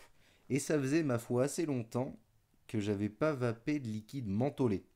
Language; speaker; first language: French; native; French